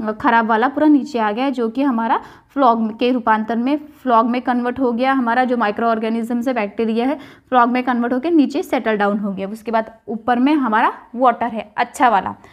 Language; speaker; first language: Hindi; non-native, local second language; Marathi